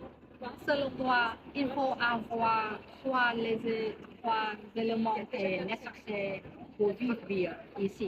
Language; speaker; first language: French; non-native, learner; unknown